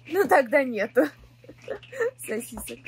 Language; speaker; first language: Russian; native; Russian